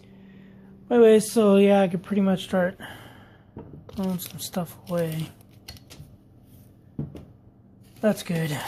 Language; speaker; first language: English; native; English